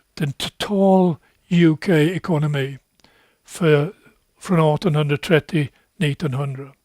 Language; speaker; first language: Swedish; non-native, fluent; English